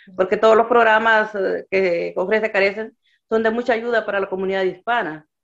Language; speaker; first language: Spanish; native; Spanish